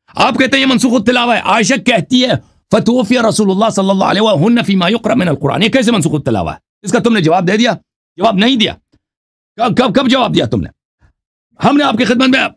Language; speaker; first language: Urdu; non-native, fluent; Persian